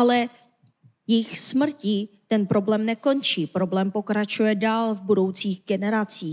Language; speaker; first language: Czech; non-native, fluent; Korean